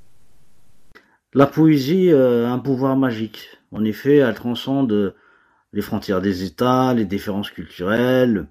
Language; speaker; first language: French; non-native, local second language; Kabyle